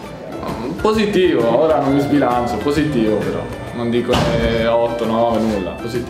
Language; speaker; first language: Italian; early bilingual, other home language; Albanian